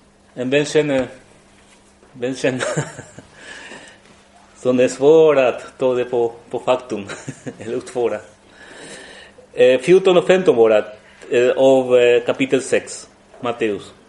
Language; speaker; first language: Swedish; non-native, fluent; Spanish